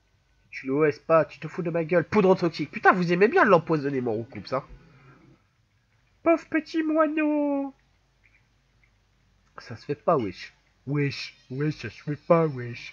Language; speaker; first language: French; native; French